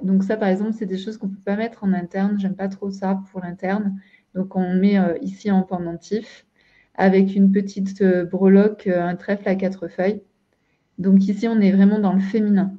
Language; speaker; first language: French; native; French